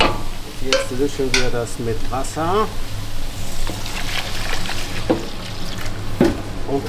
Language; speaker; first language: German; non-native, fluent; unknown